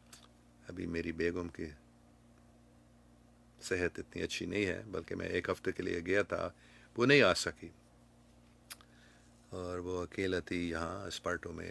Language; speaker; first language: Hindi; non-native, fluent; English